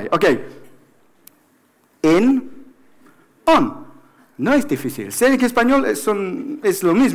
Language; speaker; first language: Spanish; non-native, fluent; English